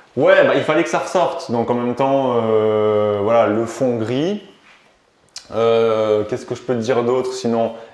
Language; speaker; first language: French; early bilingual, other home language; Romanian